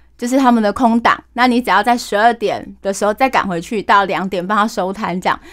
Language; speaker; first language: Chinese; native; Chinese